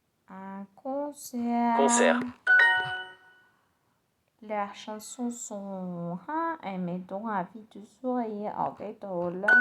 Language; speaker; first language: French; non-native, learner; Spanish